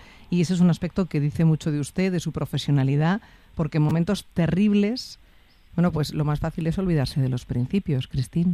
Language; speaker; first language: Spanish; native; Spanish